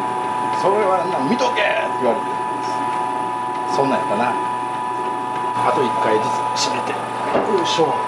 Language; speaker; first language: Japanese; native; Japanese